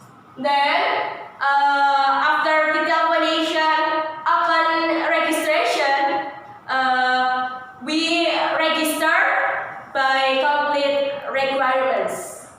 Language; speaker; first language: English; non-native, learner; Indonesian